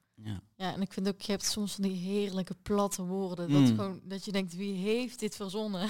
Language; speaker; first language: Dutch; non-native, local second language; Limburgish